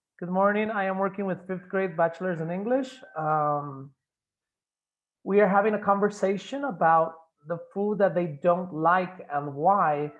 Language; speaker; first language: English; non-native, fluent; Spanish